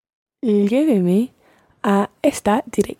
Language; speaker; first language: Spanish; non-native, learner; English